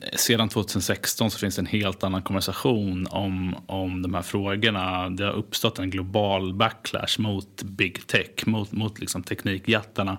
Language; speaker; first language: Swedish; native; Swedish